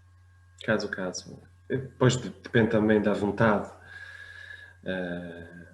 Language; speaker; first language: Portuguese; non-native, fluent; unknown